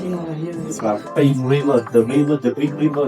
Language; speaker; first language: English; non-native, learner; Thai